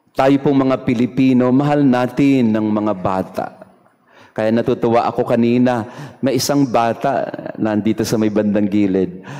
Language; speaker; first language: Filipino; non-native, local second language; Bikol